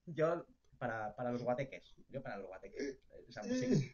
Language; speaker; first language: Spanish; native; Spanish